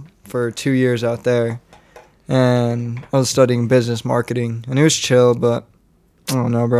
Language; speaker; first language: English; native; English